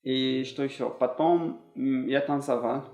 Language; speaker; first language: Russian; non-native, learner; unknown